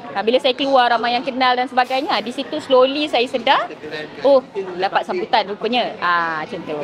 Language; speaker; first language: Malay; non-native, local second language; Tamil